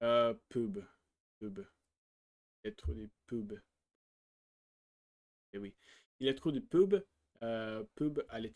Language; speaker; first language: French; non-native, learner; Russian